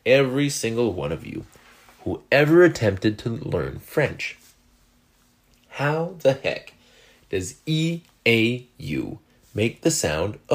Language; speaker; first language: English; non-native, fluent; French